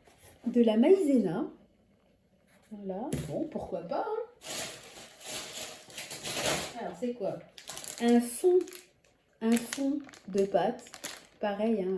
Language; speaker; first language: French; native; French